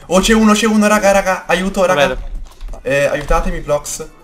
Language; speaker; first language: Italian; native; Italian